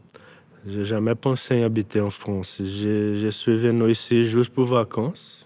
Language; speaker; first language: French; non-native, learner; Portuguese